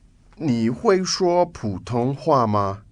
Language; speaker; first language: Chinese; non-native, learner; English